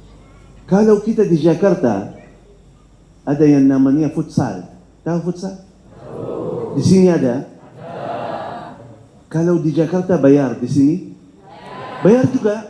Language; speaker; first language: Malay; non-native, fluent; Arabic